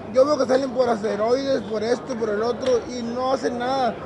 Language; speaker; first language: Spanish; native; Spanish